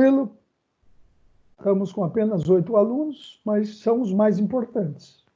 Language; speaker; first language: Portuguese; native; Portuguese